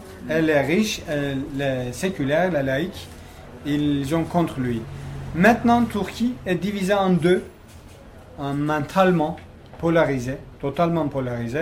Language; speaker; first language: French; non-native, fluent; Kurdish